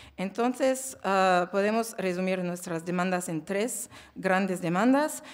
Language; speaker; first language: Spanish; non-native, learner; French